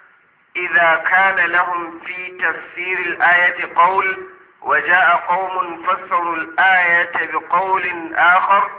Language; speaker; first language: Arabic; non-native, fluent; Hausa